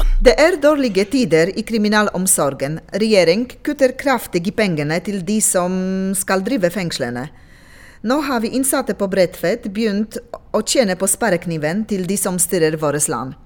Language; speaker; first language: Norwegian; non-native, fluent; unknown